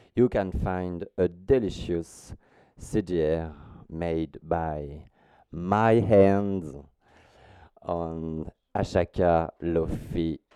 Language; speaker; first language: English; non-native, fluent; French